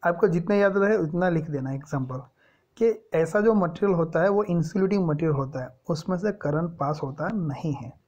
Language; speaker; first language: Hindi; non-native, local second language; Gujarati